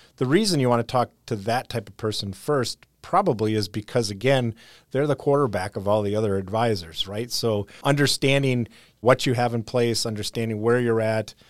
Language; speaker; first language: English; native; English